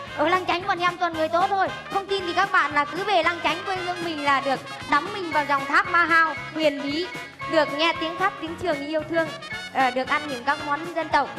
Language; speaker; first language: Vietnamese; non-native, local second language; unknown